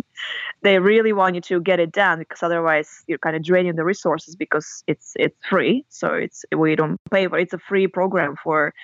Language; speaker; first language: English; non-native, fluent; Russian